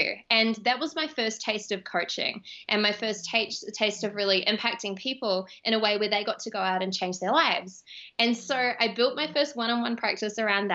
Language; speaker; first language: English; native; English